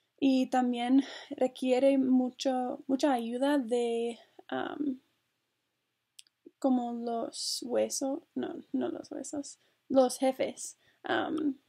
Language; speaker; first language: Spanish; non-native, fluent; English